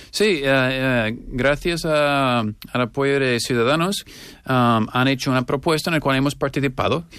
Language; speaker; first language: Spanish; non-native, fluent; English